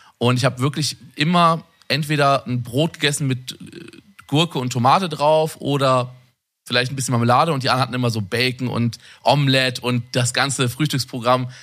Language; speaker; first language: German; native; German